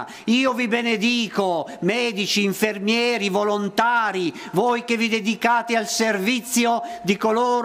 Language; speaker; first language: Italian; native; Italian